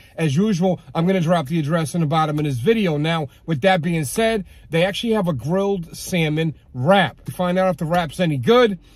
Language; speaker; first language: English; native; English